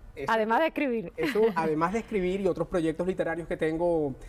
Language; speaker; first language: Spanish; native; Spanish